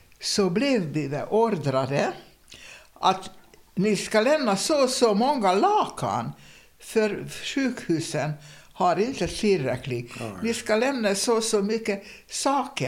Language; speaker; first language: Swedish; non-native, fluent; Hungarian